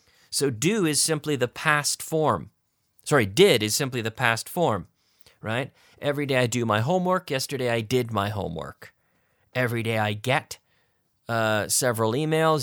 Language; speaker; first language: English; native; English